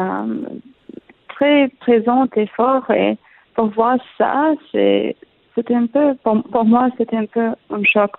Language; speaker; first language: French; non-native, learner; Arabic